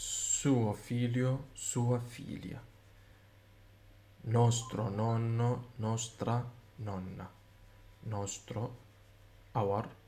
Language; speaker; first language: Italian; non-native, learner; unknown